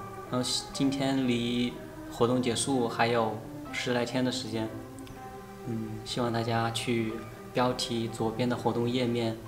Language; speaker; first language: Chinese; native; Chinese